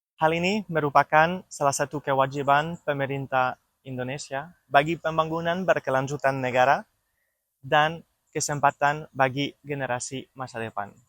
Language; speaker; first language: Indonesian; non-native, learner; French